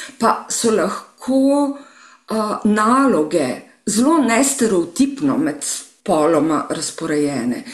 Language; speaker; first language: Slovenian; native; Slovenian